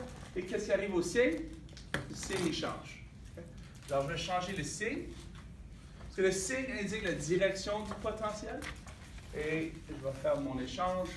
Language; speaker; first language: French; native; French